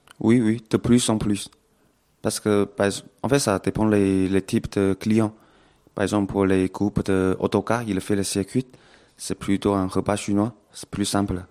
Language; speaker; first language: French; non-native, fluent; Chinese